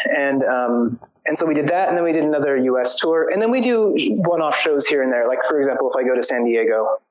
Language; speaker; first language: English; native; English